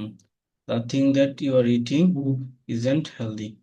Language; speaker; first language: English; non-native, learner; Bangla